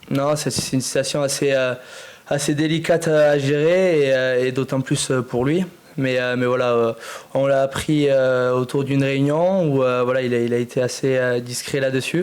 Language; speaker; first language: French; native; French